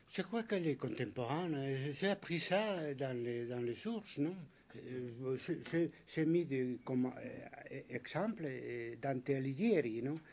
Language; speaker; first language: French; non-native, fluent; Spanish